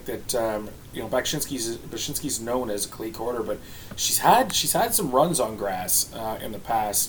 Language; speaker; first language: English; native; English